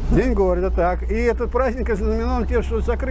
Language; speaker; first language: Russian; native; Russian